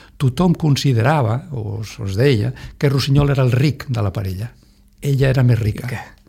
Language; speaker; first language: Catalan; non-native, local second language; Spanish